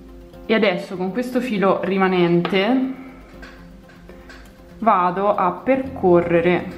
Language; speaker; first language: Italian; native; Italian